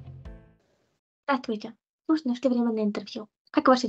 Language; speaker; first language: Russian; native; Russian